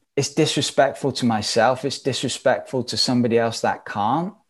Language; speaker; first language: English; native; English